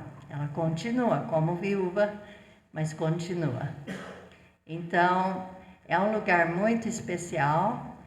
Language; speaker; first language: Portuguese; non-native, fluent; English